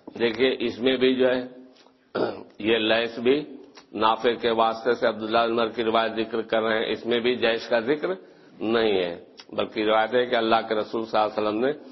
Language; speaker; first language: Urdu; native; Urdu